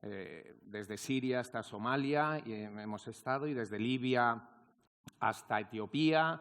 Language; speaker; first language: Spanish; native; Spanish